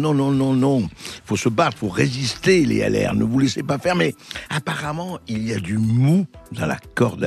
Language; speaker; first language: French; native; French